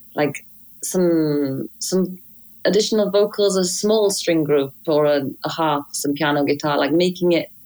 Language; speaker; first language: English; native; English